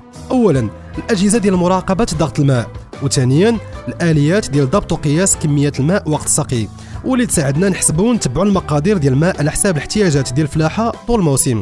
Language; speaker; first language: Arabic; native; Arabic